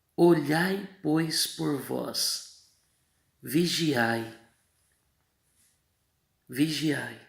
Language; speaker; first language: Portuguese; native; Portuguese